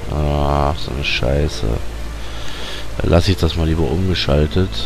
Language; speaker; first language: German; native; German